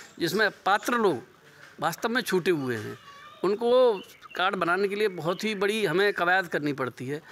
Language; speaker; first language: Hindi; native; Hindi